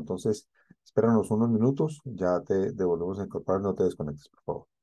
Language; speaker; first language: Spanish; native; Spanish